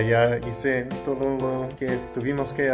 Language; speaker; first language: Spanish; non-native, learner; English